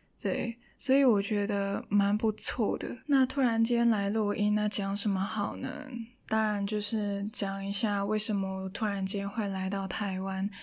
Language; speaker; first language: Chinese; non-native, local second language; Cantonese